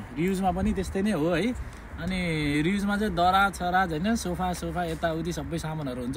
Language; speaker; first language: Nepali; native; Nepali